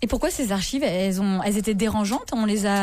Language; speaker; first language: French; native; French